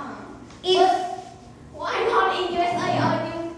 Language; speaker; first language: English; non-native, learner; Vietnamese